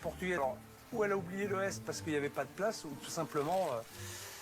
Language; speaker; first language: French; native; French